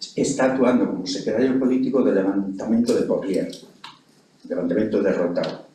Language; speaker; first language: Spanish; native; Spanish